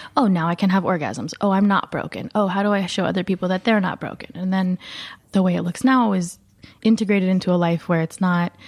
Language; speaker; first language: English; native; English